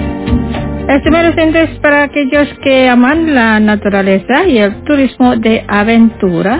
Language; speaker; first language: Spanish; non-native, fluent; Indonesian